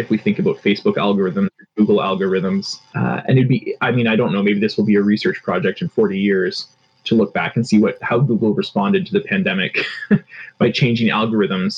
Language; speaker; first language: English; native; English